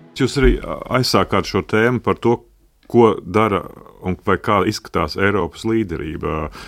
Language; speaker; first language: Latvian; native; Latvian